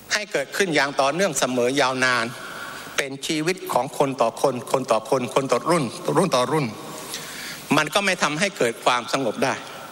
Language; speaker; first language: Thai; non-native, local second language; Malay